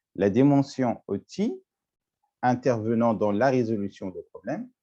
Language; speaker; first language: French; non-native, local second language; Arabic